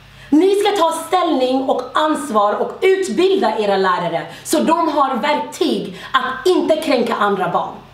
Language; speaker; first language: Swedish; early bilingual, other home language; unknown